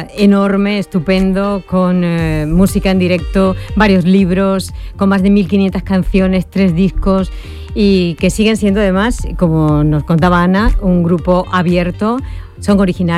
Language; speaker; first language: Spanish; native; Spanish